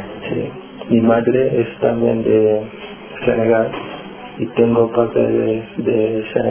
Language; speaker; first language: Spanish; non-native, learner; Wolof